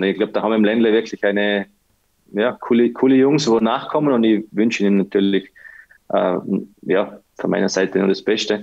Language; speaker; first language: German; native; German